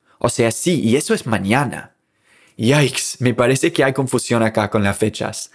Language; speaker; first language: Spanish; native; Spanish